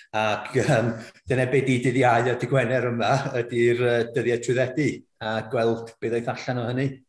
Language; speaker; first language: Welsh; native; Welsh